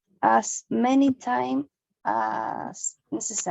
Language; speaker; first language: English; non-native, learner; Spanish